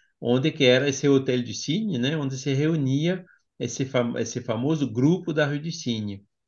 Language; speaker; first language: Portuguese; non-native, fluent; French